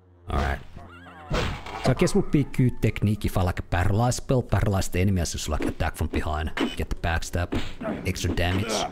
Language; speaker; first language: English; non-native, fluent; Finnish